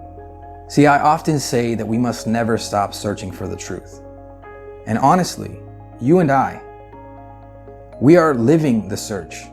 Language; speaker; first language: English; native; English